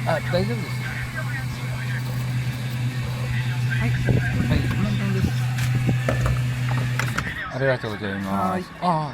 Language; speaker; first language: Japanese; non-native, fluent; Korean